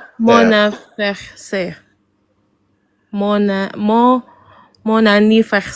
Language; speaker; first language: French; non-native, learner; Arabic